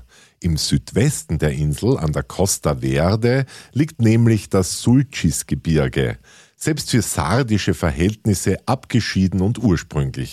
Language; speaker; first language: German; native; German